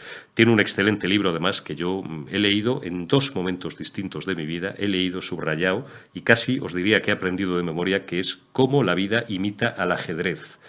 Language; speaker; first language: Spanish; native; Spanish